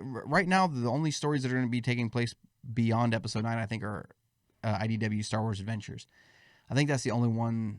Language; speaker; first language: English; native; English